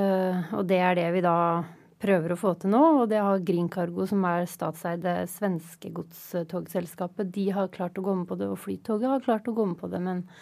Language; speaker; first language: Norwegian; native; Norwegian